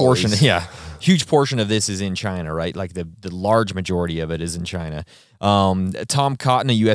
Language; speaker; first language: English; native; English